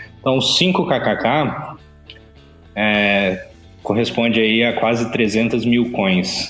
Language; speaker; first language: Portuguese; native; Portuguese